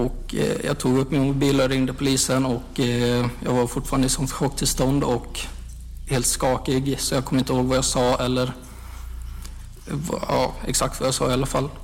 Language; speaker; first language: Swedish; native; Swedish